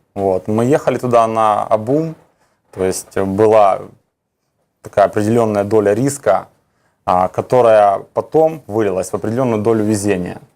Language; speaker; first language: Russian; native; Russian